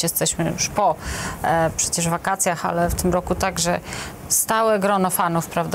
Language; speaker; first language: Polish; native; Polish